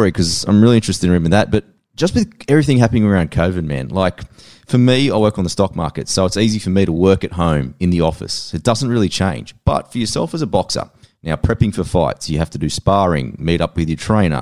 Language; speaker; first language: English; native; English